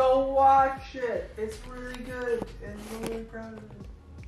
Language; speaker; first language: English; native; English